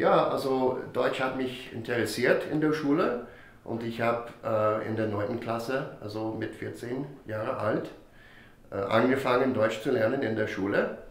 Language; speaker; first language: German; non-native, fluent; English